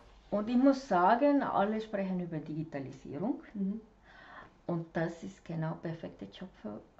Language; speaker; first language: German; non-native, fluent; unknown